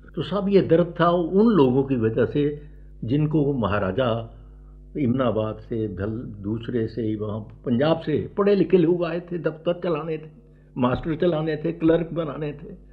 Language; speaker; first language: Hindi; native; Hindi